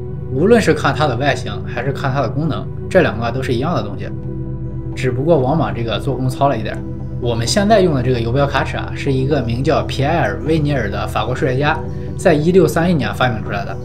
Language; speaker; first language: Chinese; native; Chinese